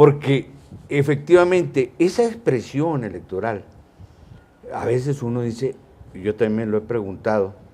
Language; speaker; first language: Spanish; native; Spanish